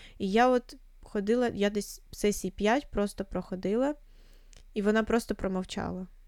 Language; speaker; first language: Ukrainian; non-native, local second language; Russian